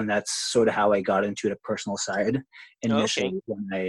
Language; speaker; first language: English; non-native, local second language; Filipino